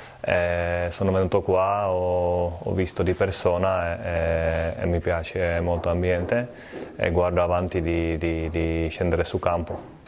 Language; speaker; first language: Italian; non-native, fluent; Czech